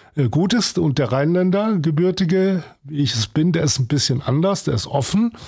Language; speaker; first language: German; native; German